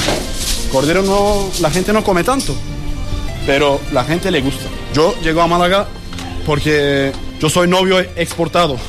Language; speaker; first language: Spanish; non-native, learner; Turkish